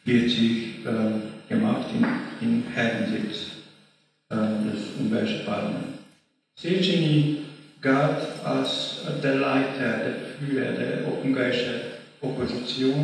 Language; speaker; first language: German; non-native, fluent; Hungarian